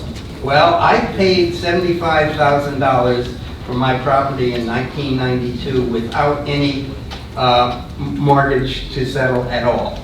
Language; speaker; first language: English; native; English